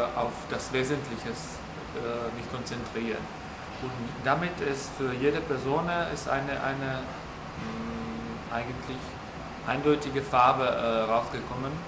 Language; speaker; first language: German; non-native, fluent; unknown